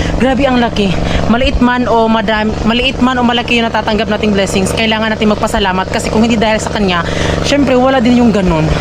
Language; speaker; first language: Filipino; non-native, local second language; Cebuano